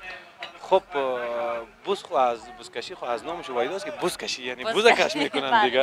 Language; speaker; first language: Persian; native; Persian